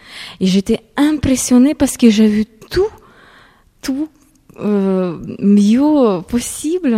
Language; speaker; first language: French; non-native, fluent; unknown